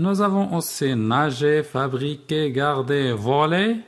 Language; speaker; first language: French; non-native, local second language; Arabic